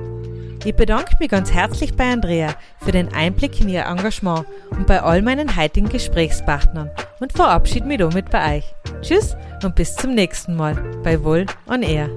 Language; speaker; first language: German; native; German